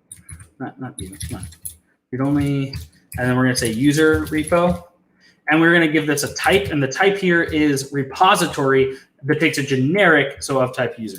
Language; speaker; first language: English; native; English